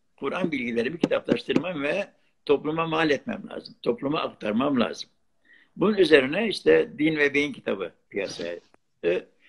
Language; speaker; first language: Turkish; non-native, local second language; Arabic